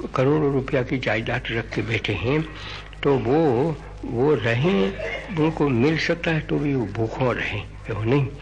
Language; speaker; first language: Hindi; non-native, local second language; Gujarati